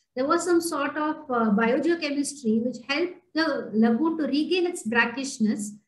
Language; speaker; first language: English; non-native, local second language; Tamil